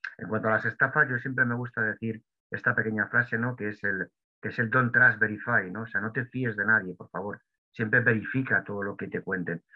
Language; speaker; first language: Spanish; native; Spanish